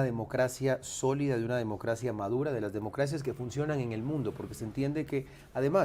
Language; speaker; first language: Spanish; native; Spanish